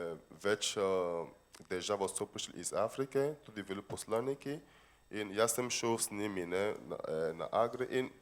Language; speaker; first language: Slovenian; non-native, fluent; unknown